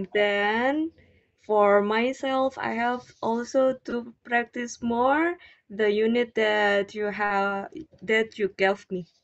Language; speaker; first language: English; non-native, learner; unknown